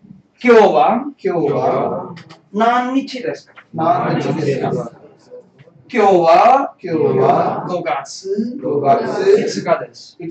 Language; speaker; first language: Japanese; non-native, fluent; Tamil